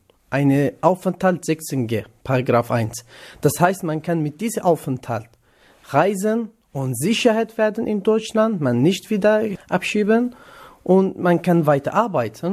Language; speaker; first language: German; non-native, learner; Kurdish